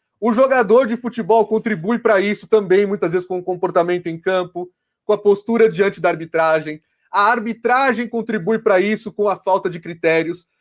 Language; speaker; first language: Portuguese; native; Portuguese